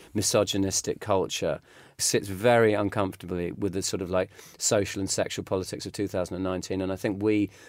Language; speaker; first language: English; native; English